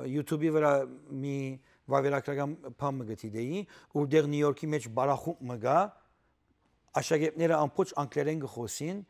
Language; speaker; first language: Armenian; early bilingual, heritage; Armenian